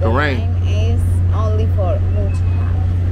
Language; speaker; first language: English; non-native, learner; Spanish